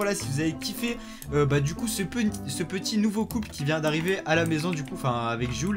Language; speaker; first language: French; native; French